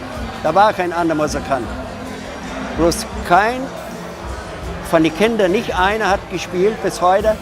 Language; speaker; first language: German; early bilingual, heritage; German